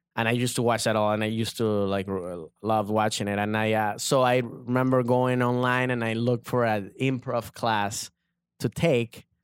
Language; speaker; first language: English; early bilingual, other home language; Spanish